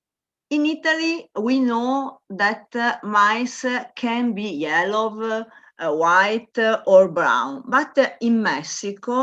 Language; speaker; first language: English; non-native, learner; Italian